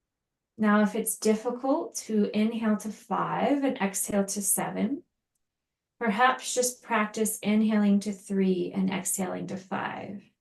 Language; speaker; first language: English; native; English